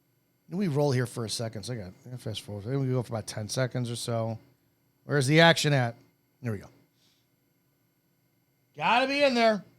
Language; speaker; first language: English; native; English